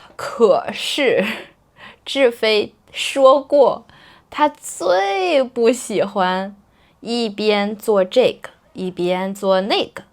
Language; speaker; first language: Chinese; native; Chinese